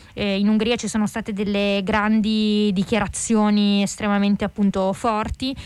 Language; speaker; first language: Italian; native; Italian